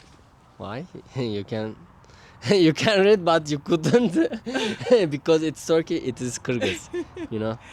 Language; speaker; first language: English; non-native, learner; Turkish